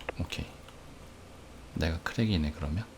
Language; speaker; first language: Korean; native; Korean